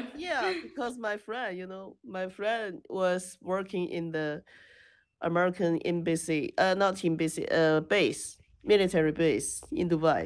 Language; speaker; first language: English; non-native, learner; Chinese